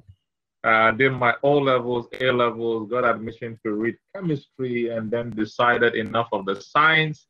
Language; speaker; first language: English; non-native, local second language; Ewe